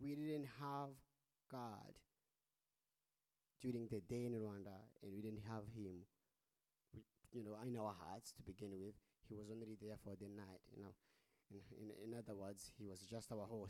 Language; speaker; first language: English; non-native, local second language; Kinyarwanda